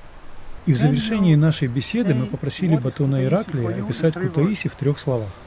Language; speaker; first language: Russian; native; Russian